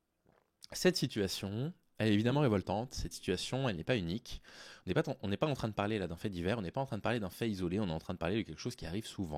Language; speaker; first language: French; native; French